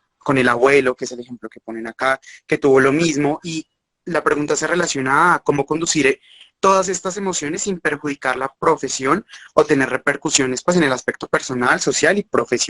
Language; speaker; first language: Spanish; native; Spanish